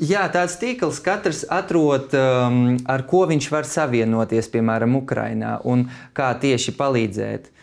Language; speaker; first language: Latvian; non-native, fluent; Russian